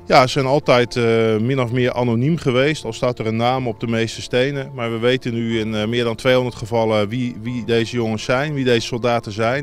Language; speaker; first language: Dutch; native; Dutch